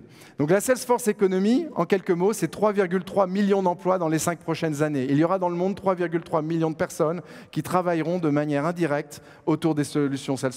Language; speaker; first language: French; native; French